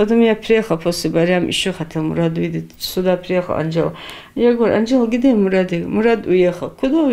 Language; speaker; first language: Russian; non-native, local second language; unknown